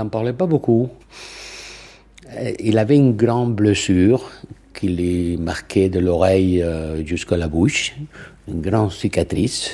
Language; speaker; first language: French; non-native, fluent; Catalan